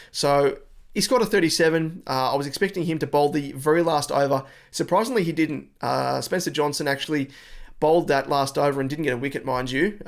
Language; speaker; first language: English; native; English